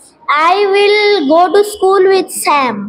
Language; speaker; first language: English; non-native, learner; Bangla